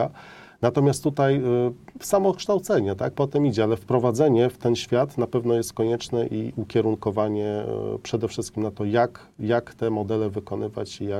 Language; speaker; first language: Polish; native; Polish